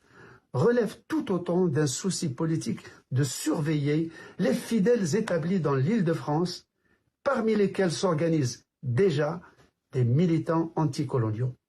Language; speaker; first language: French; native; French